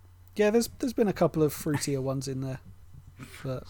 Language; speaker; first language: English; native; English